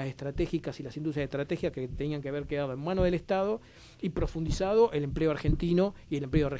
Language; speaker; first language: Spanish; native; Spanish